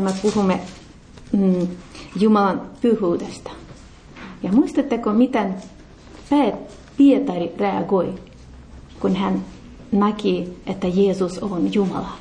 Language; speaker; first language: Finnish; non-native, learner; Russian